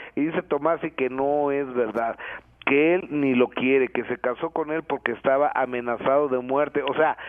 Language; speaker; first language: Spanish; native; Spanish